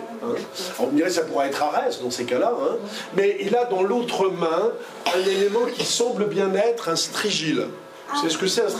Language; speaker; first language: French; native; French